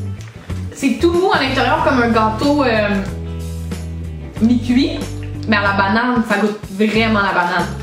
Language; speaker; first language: French; native; French